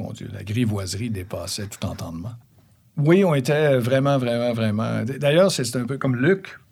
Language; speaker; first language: French; native; French